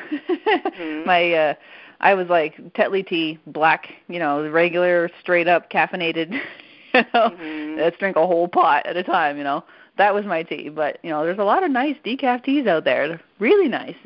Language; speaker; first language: English; non-native, fluent; French